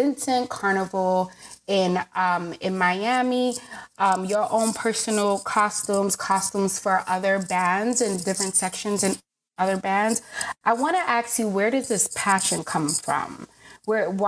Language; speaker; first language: English; native; English